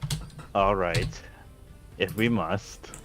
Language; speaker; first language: English; native; English